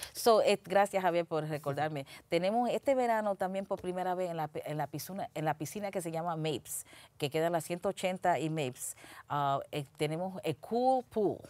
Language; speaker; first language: Spanish; early bilingual, heritage; Spanish